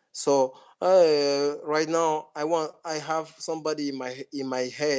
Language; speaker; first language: English; non-native, fluent; French